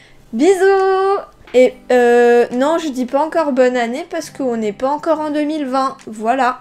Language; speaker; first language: French; native; French